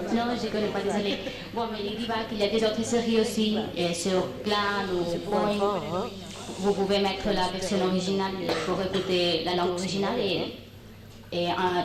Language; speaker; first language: French; non-native, learner; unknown